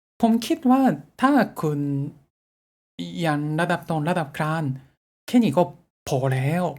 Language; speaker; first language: Thai; non-native, fluent; Japanese